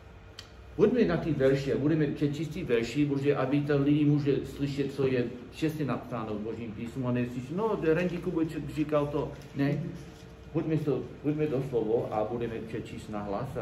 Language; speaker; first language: Czech; non-native, learner; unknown